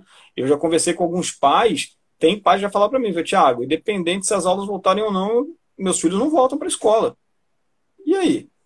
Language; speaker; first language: Portuguese; native; Portuguese